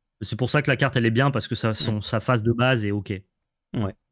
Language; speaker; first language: French; native; French